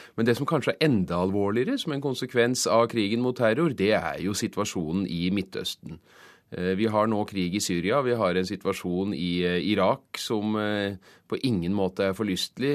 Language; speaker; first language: Norwegian; native; Norwegian